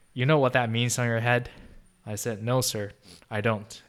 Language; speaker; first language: English; non-native, fluent; Chinese